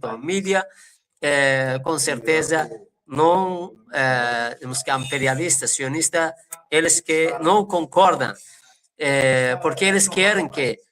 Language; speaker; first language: Portuguese; non-native, fluent; Persian